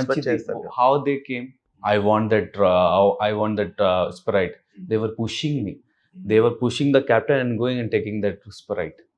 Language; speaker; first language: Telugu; non-native, learner; Urdu